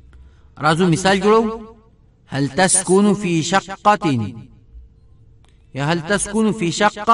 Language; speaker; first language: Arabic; non-native, fluent; Pashto